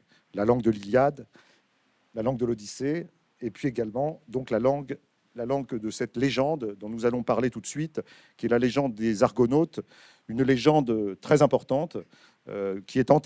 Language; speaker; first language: French; native; French